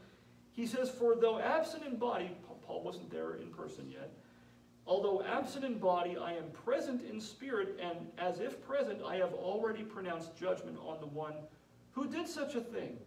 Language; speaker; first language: English; native; English